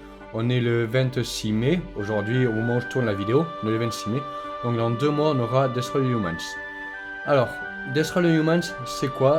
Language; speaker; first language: French; native; French